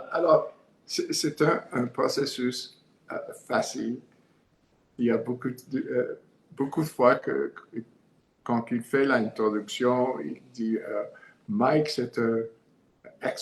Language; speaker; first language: French; non-native, learner; English